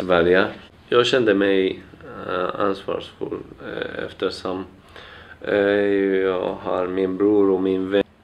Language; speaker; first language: Swedish; non-native, fluent; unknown